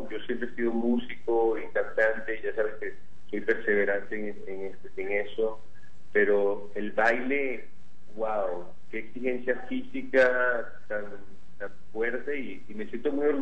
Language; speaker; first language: Spanish; native; Spanish